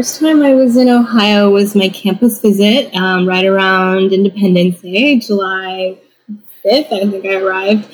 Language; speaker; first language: English; native; English